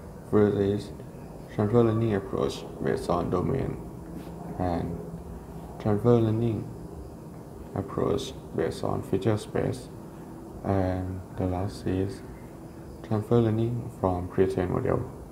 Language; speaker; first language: English; non-native, fluent; Thai